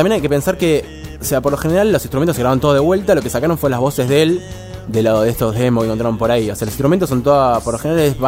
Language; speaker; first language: Spanish; native; Spanish